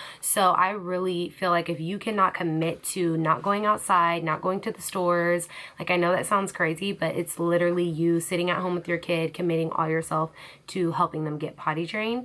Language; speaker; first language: English; native; English